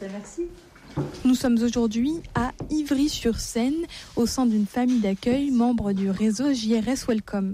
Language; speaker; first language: French; native; French